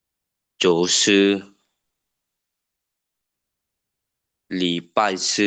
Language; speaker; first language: Chinese; non-native, learner; Lao